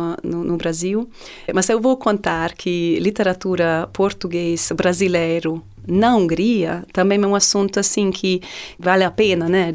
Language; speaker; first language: Portuguese; non-native, fluent; Hungarian